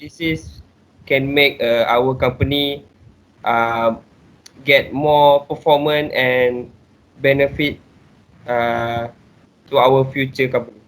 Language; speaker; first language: English; non-native, local second language; Malay